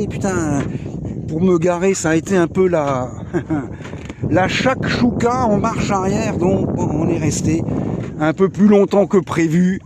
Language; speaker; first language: French; native; French